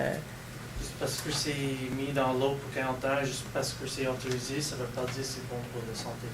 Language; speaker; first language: French; non-native, local second language; English